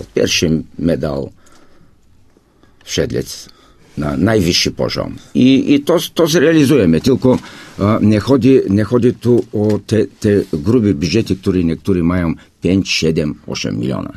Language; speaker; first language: Polish; non-native, fluent; Bulgarian